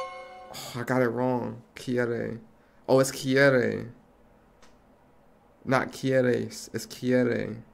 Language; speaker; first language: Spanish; non-native, learner; English